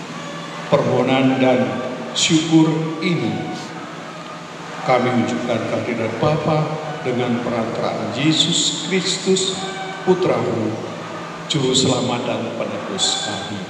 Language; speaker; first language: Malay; non-native, local second language; Javanese